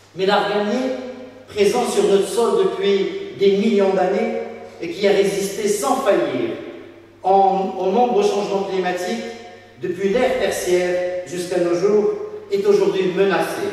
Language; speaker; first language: French; non-native, local second language; Arabic